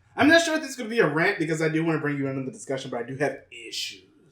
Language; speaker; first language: English; native; English